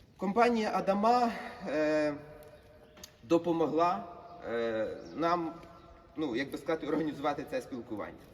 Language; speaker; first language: Ukrainian; native; Ukrainian